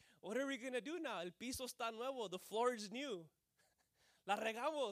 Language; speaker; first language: English; early bilingual, other home language; Spanish